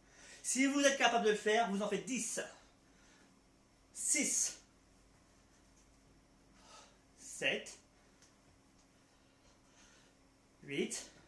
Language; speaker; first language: French; native; French